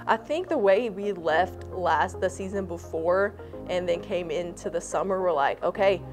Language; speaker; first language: English; native; English